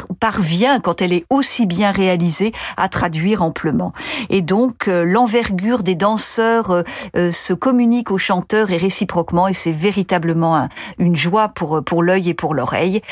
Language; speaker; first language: French; native; French